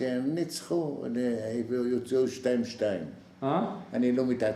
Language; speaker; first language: Hebrew; non-native, fluent; Arabic